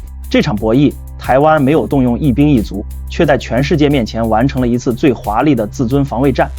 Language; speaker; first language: Chinese; native; Chinese